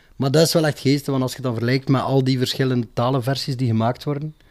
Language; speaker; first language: Dutch; native; Dutch